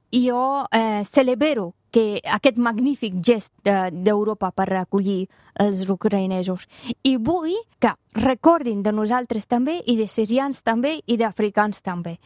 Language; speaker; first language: Catalan; non-native, fluent; Persian